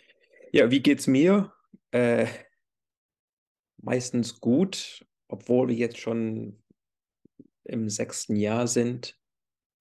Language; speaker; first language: German; early bilingual, heritage; English